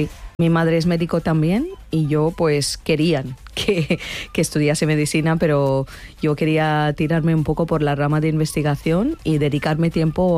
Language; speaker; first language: Spanish; non-native, fluent; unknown